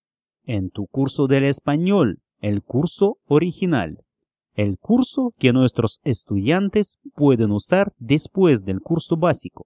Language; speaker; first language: Spanish; non-native, fluent; Russian